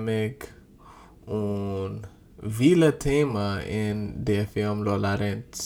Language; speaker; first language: German; non-native, learner; English